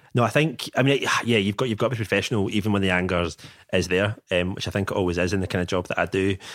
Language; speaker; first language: English; native; English